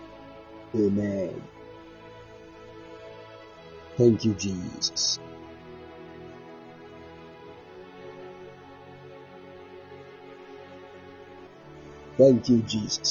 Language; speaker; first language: English; non-native, local second language; Akan